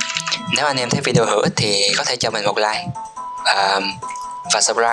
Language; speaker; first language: Vietnamese; native; Vietnamese